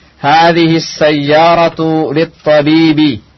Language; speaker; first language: Arabic; non-native, fluent; Indonesian